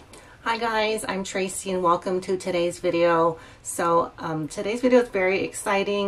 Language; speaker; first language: English; native; English